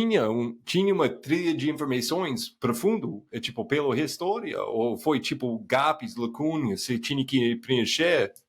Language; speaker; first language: Portuguese; non-native, fluent; English